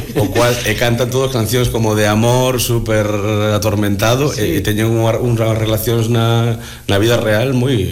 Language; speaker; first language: Galician; non-native, local second language; Spanish